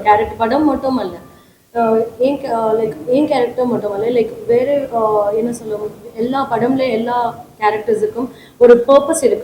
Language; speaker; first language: Tamil; non-native, learner; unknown